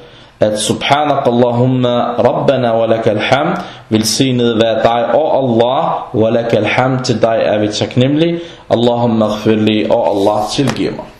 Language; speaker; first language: Danish; non-native, fluent; Arabic